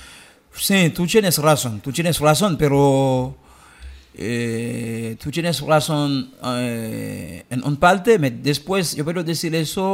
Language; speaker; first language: Spanish; non-native, learner; Haitian Creole